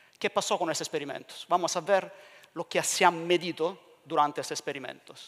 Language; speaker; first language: Spanish; non-native, learner; Italian